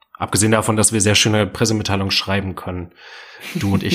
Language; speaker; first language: German; native; German